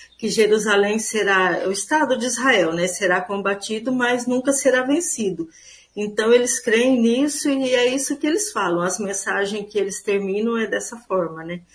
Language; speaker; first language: Portuguese; native; Portuguese